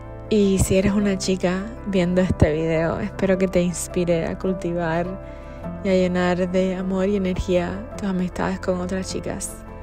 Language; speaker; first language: Spanish; native; Spanish